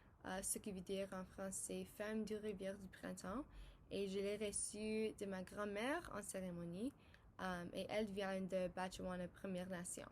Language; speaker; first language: French; non-native, local second language; English